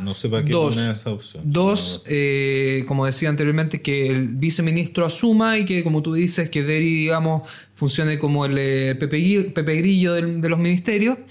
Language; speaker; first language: Spanish; native; Spanish